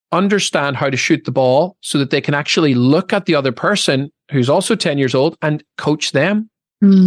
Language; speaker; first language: English; native; English